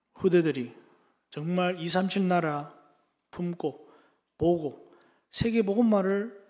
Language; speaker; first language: Korean; early bilingual, heritage; Korean